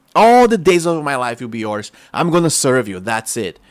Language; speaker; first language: English; non-native, fluent; Portuguese